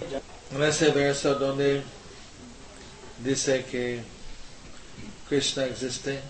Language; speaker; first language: Spanish; non-native, learner; English